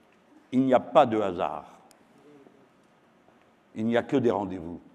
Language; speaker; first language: French; native; French